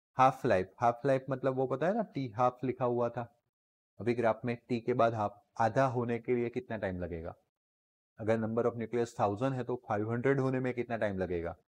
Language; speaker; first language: Hindi; non-native, local second language; Gujarati